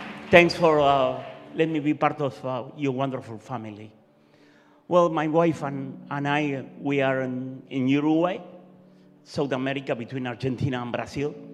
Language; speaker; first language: English; non-native, learner; Spanish